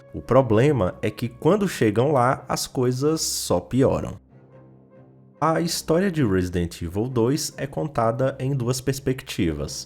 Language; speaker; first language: Portuguese; native; Portuguese